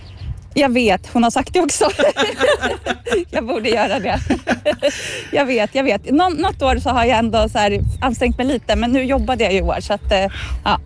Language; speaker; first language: Swedish; native; Swedish